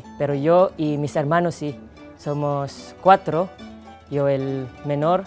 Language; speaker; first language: Spanish; non-native, fluent; Filipino